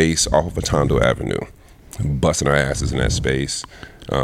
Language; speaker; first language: English; early bilingual, other home language; Lingala